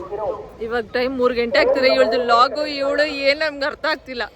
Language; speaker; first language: Kannada; native; Kannada